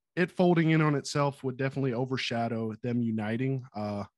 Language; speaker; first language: English; native; English